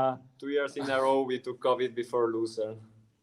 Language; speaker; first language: English; non-native, learner; Italian